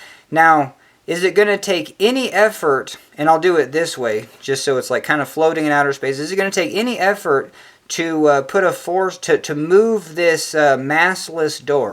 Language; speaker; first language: English; native; English